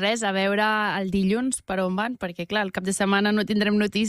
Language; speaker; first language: Catalan; native; Catalan